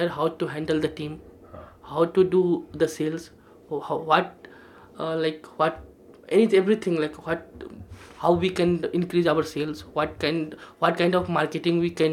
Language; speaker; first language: English; non-native, local second language; Hindi